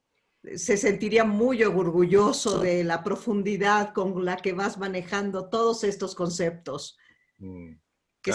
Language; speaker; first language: Spanish; native; Spanish